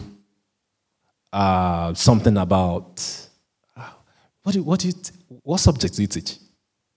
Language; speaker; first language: English; non-native, local second language; Yoruba